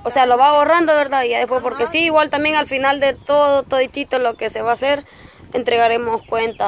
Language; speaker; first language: Spanish; native; Spanish